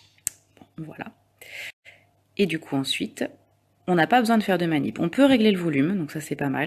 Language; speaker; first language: French; native; French